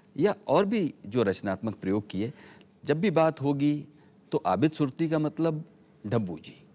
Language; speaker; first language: Hindi; native; Hindi